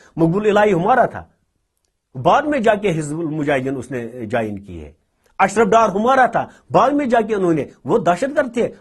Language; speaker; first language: Urdu; non-native, local second language; Kashmiri